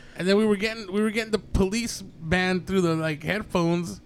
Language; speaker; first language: English; native; English